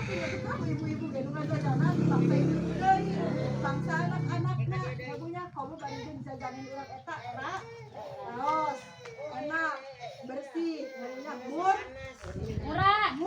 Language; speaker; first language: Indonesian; non-native, local second language; Sundanese